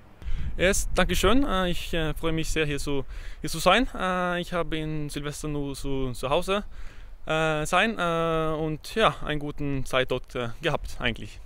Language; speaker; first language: German; non-native, fluent; Norwegian